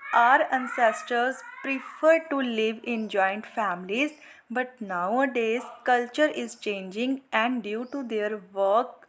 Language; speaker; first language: English; non-native, local second language; Punjabi